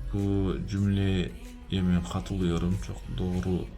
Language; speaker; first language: Turkish; non-native, learner; Kyrgyz